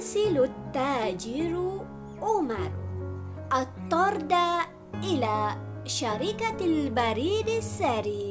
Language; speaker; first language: Arabic; non-native, fluent; Malay